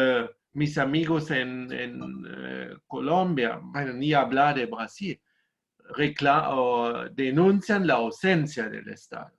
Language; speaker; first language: Spanish; non-native, fluent; German